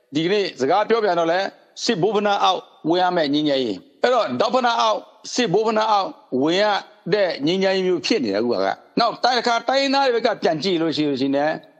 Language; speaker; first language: Burmese; non-native, local second language; S'gaw Karen